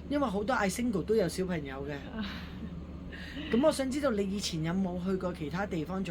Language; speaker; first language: Cantonese; native; Cantonese